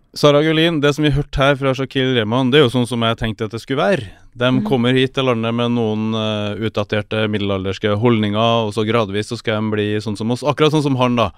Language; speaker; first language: Norwegian; native; Norwegian